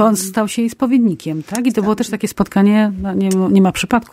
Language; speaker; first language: Polish; native; Polish